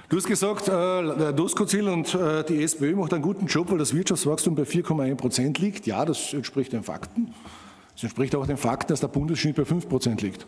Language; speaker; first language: German; native; German